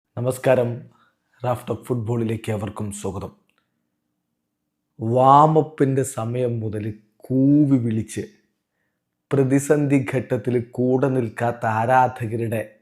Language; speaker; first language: Malayalam; native; Malayalam